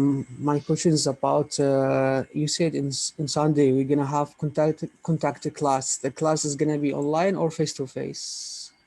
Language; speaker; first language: English; non-native, fluent; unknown